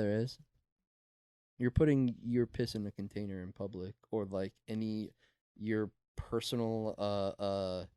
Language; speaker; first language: English; native; English